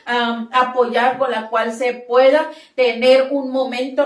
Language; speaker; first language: Spanish; native; Spanish